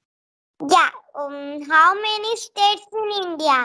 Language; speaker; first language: English; non-native, learner; Marathi